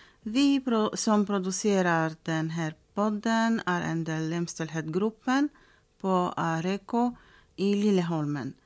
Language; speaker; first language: Swedish; non-native, learner; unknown